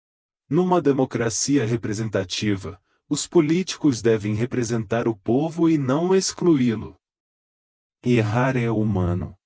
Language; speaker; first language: Portuguese; native; Portuguese